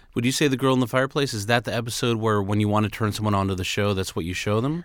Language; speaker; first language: English; native; English